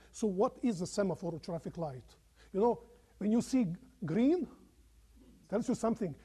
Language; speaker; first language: English; non-native, fluent; Croatian